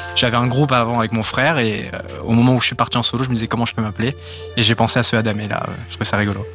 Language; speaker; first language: French; early bilingual, other home language; Serbian